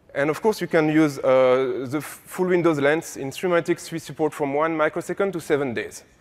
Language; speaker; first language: English; non-native, fluent; French